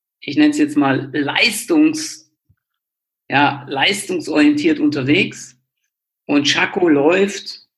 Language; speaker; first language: German; native; German